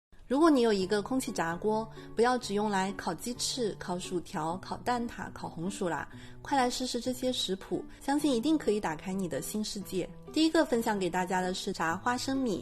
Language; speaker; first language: Chinese; native; Chinese